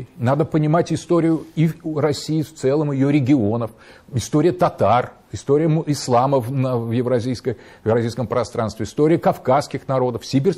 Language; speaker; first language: Russian; native; Russian